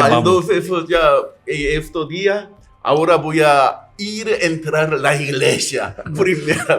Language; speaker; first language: Spanish; non-native, learner; Korean